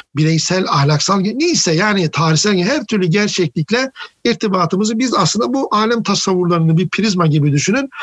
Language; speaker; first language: Turkish; native; Turkish